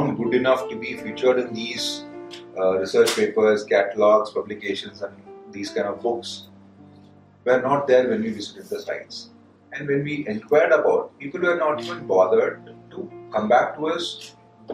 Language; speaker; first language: English; non-native, local second language; Tamil